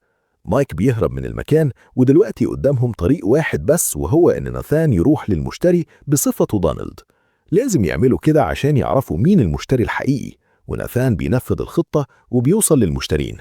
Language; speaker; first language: Arabic; native; Arabic